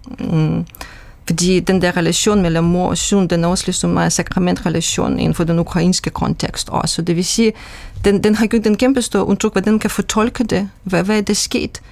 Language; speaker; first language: Danish; non-native, fluent; Russian